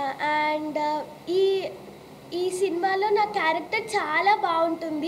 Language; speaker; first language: Telugu; non-native, learner; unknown